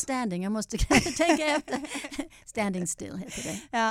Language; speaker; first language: Swedish; non-native, fluent; English